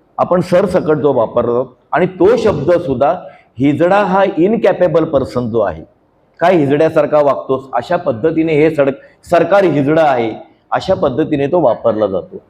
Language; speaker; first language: Marathi; native; Marathi